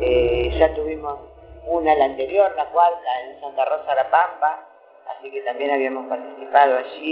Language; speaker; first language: Spanish; native; Spanish